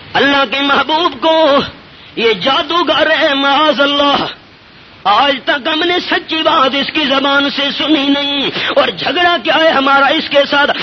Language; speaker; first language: Urdu; non-native, local second language; Pashto